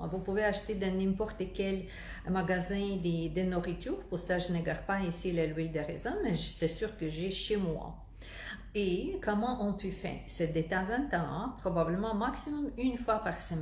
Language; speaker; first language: French; non-native, fluent; Russian